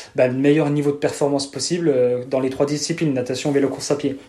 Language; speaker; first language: French; native; French